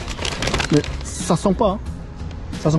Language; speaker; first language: French; non-native, learner; Korean